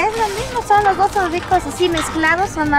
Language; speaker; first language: Spanish; native; Spanish